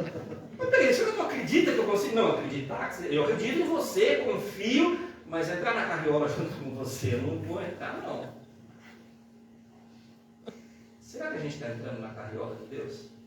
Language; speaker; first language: Portuguese; native; Portuguese